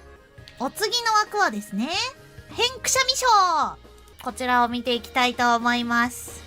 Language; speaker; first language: Japanese; native; Japanese